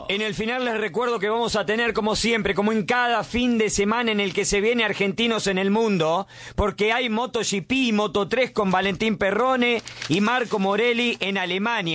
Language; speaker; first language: Spanish; native; Spanish